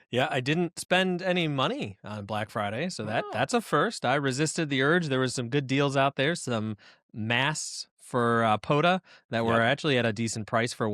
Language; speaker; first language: English; native; English